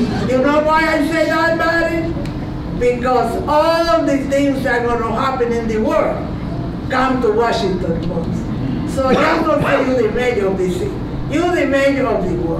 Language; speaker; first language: English; non-native, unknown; Spanish